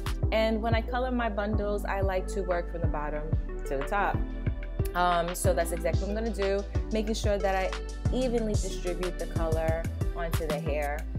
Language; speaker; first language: English; native; English